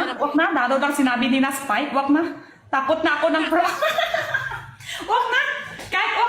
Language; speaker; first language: Filipino; non-native, learner; Chinese